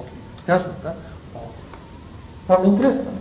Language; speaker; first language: Russian; non-native, learner; Tibetan